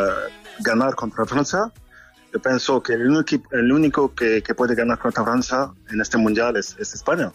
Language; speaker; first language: Spanish; non-native, learner; French